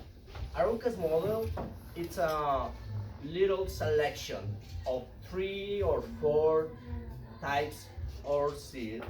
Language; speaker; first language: English; non-native, learner; Spanish